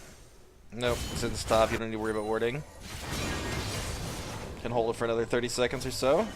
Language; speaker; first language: English; native; English